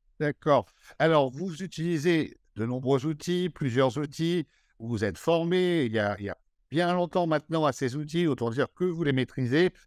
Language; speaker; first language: French; native; French